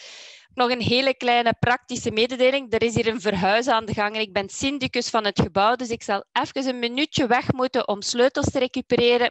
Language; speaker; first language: Dutch; native; Dutch